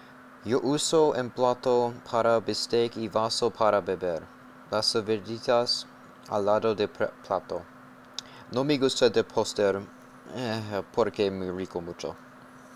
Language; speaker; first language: Spanish; non-native, learner; English